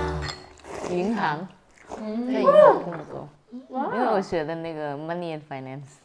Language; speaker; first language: Chinese; non-native, fluent; Vietnamese